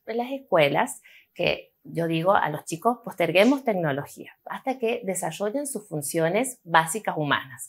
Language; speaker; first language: Spanish; native; Spanish